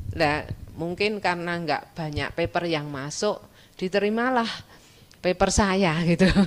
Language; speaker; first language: Indonesian; non-native, local second language; Javanese